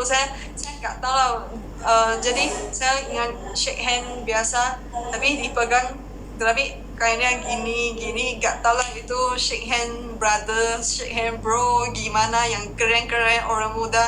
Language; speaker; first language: Indonesian; non-native, fluent; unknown